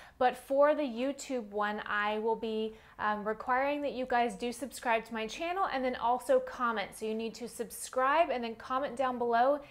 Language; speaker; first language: English; native; English